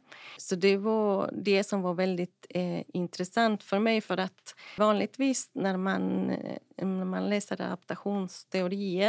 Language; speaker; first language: Swedish; non-native, fluent; Spanish